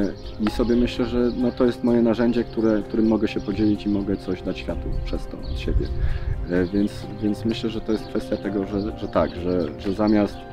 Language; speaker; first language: Polish; native; Polish